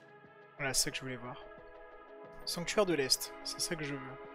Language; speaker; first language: French; native; French